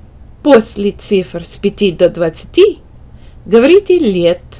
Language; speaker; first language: Russian; non-native, fluent; English